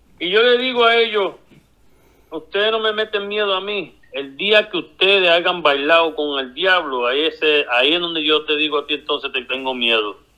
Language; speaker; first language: Spanish; early bilingual, heritage; Spanish